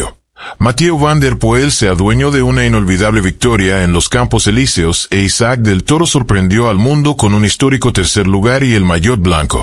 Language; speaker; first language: Spanish; native; Spanish